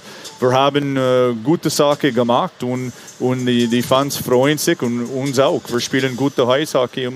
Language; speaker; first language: German; non-native, fluent; English